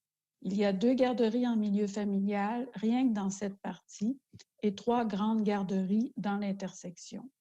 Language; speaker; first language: French; native; French